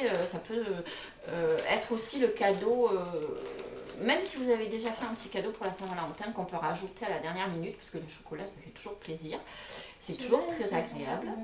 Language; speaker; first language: French; native; French